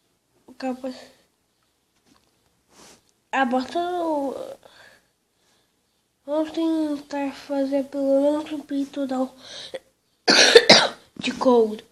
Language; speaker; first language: Portuguese; native; Portuguese